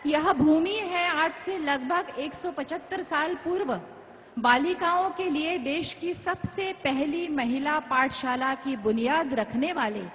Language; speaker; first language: Hindi; non-native, local second language; Marathi